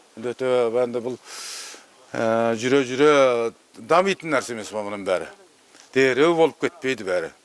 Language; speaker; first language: Kazakh; early bilingual, heritage; Kazakh